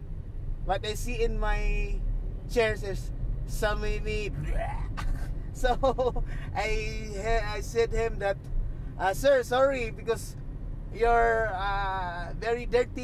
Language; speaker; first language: English; non-native, learner; Cebuano